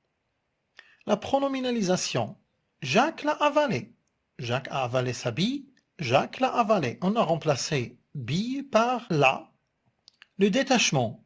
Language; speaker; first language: French; non-native, local second language; Arabic